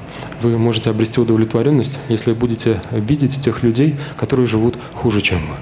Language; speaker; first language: Russian; native; Russian